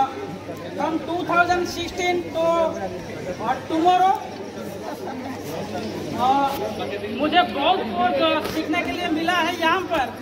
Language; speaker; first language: Hindi; non-native, local second language; Odia